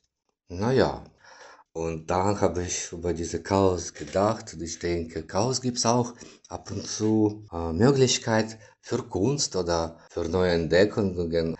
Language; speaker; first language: German; non-native, learner; Ukrainian